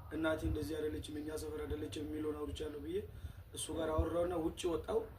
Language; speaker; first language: Amharic; non-native, local second language; Wolaytta